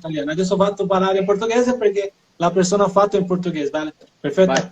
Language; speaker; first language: Italian; non-native, learner; Portuguese